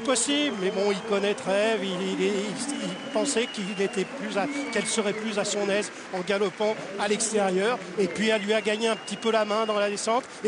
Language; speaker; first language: French; native; French